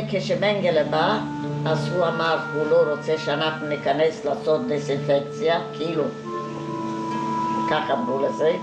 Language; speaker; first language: Hebrew; non-native, fluent; Hungarian